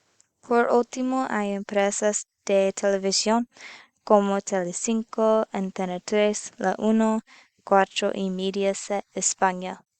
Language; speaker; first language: Spanish; non-native, learner; English